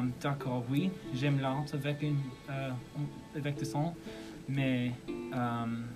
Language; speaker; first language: French; non-native, learner; English